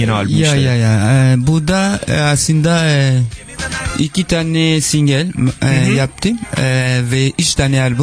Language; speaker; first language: Turkish; non-native, learner; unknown